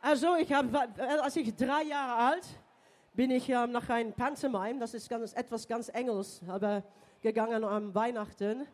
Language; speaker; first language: German; non-native, learner; English